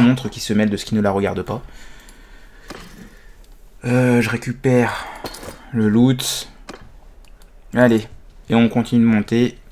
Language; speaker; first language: French; native; French